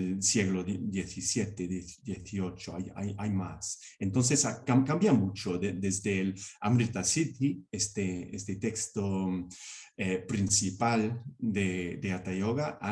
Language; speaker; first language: Spanish; non-native, fluent; English